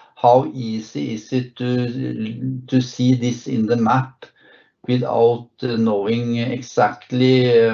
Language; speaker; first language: English; non-native, fluent; Norwegian